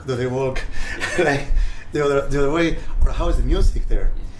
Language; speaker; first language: English; non-native, fluent; Spanish